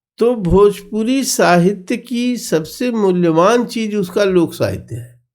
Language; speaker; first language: Hindi; non-native, local second language; Bhojpuri